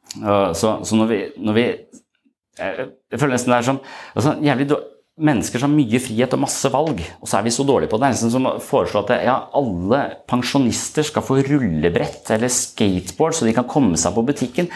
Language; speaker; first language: Norwegian; native; Norwegian